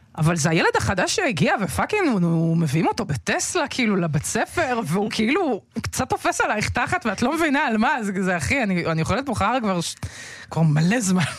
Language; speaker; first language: Hebrew; early bilingual, other home language; Russian